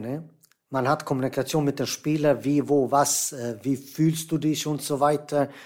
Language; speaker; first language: German; non-native, fluent; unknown